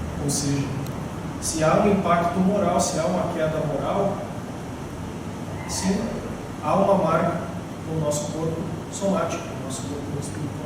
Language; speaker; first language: Portuguese; native; Portuguese